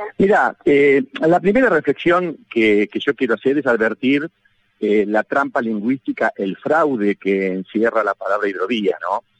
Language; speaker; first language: Spanish; native; Spanish